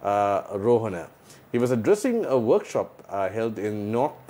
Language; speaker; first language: English; non-native, local second language; Sinhala